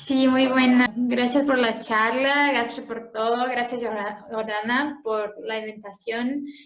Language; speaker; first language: Spanish; non-native, learner; Portuguese